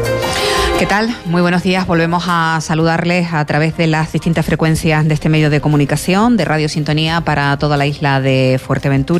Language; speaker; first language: Spanish; native; Spanish